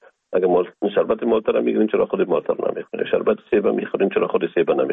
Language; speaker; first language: Persian; native; Persian